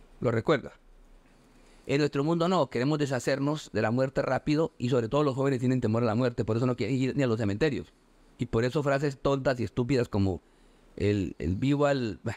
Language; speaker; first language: Spanish; native; Spanish